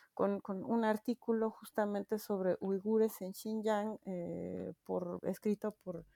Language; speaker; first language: Spanish; native; Spanish